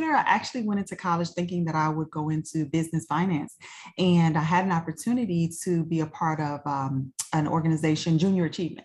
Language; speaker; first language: English; native; English